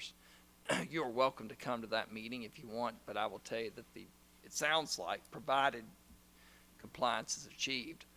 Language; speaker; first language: English; native; English